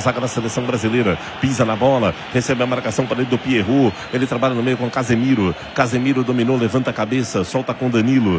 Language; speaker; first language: Portuguese; native; Portuguese